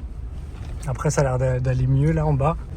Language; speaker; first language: French; native; French